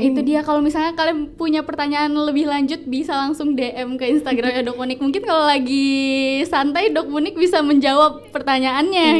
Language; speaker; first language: Indonesian; native; Indonesian